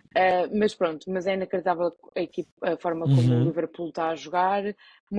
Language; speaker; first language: Portuguese; native; Portuguese